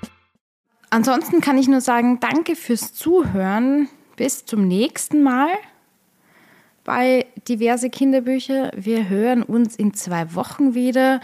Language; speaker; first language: German; native; German